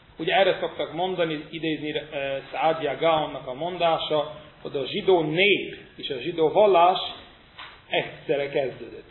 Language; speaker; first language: Hungarian; non-native, fluent; English